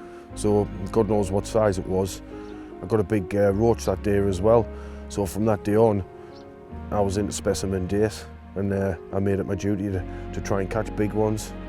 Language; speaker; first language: English; native; English